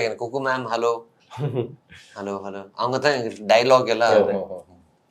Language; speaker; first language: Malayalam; non-native, learner; Tamil